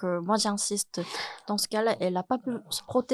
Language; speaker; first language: French; non-native, fluent; Chinese